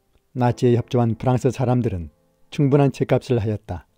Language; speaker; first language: Korean; native; Korean